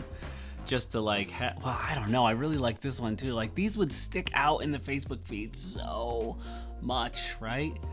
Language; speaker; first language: English; native; English